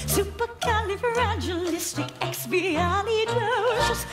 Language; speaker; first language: English; native; English